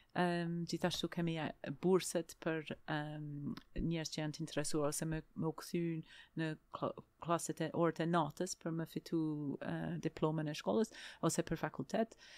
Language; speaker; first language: Albanian; non-native, fluent; English